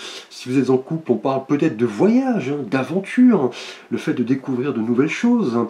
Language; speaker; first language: French; native; French